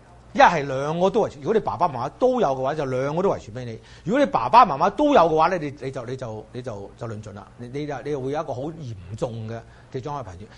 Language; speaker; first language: Chinese; native; Chinese